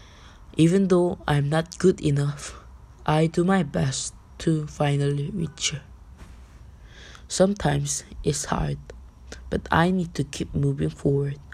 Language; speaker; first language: English; non-native, learner; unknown